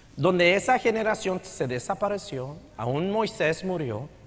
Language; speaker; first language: Spanish; native; Spanish